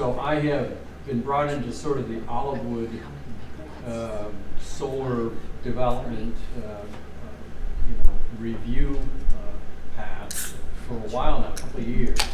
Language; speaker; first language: English; native; English